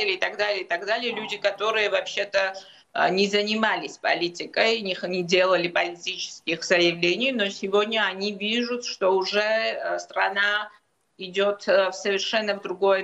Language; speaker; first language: Russian; non-native, local second language; Georgian